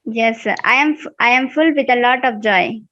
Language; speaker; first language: English; non-native, learner; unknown